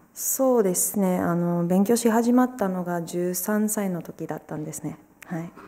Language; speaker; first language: Japanese; non-native, fluent; English